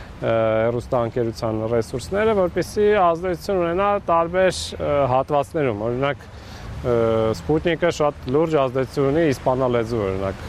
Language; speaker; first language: Armenian; native; Armenian